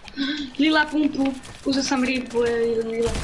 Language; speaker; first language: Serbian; early bilingual, heritage; Serbian